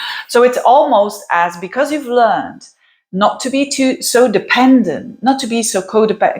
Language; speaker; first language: English; non-native, fluent; Dutch